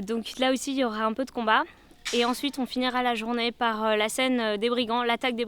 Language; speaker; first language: French; native; French